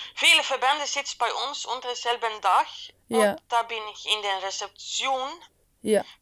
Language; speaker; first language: German; non-native, fluent; Swedish